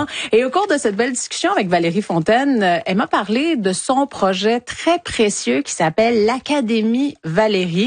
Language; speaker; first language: French; native; French